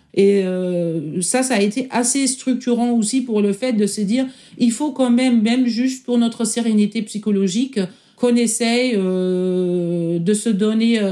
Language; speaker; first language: French; non-native, fluent; German